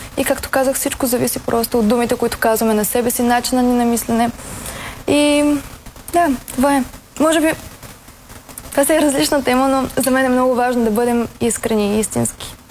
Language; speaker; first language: Bulgarian; native; Bulgarian